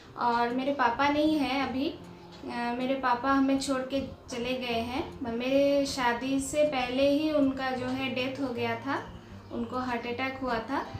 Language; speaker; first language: Hindi; non-native, local second language; Bangla